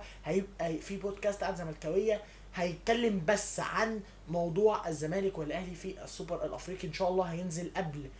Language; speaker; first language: Arabic; native; Arabic